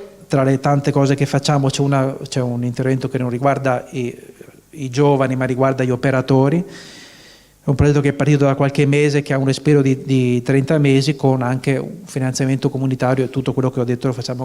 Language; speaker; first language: Italian; native; Italian